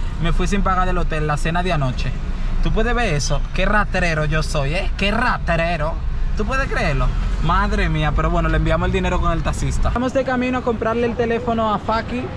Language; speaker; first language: Spanish; native; Spanish